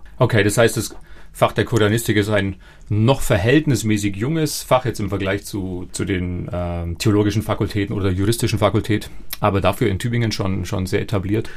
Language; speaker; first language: German; native; German